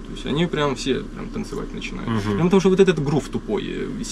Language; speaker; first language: Russian; native; Russian